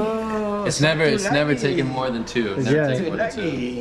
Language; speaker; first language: English; native; English